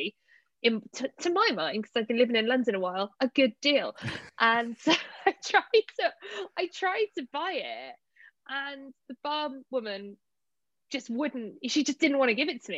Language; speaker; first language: English; native; English